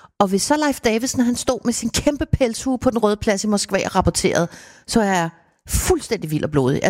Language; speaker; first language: Danish; native; Danish